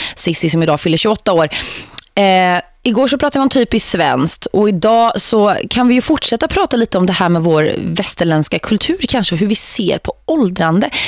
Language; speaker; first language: Swedish; native; Swedish